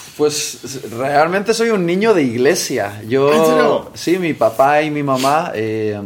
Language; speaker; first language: Spanish; native; Spanish